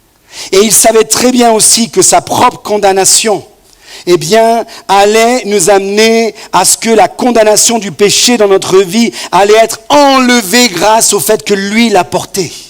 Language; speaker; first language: French; native; French